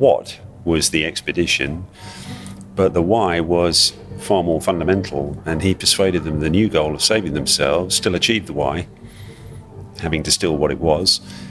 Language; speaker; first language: English; native; English